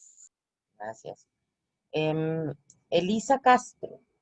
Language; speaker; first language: Spanish; native; Spanish